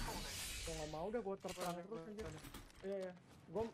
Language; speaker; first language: Indonesian; native; Indonesian